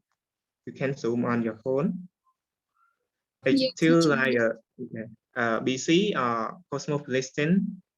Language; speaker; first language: English; non-native, learner; Khmer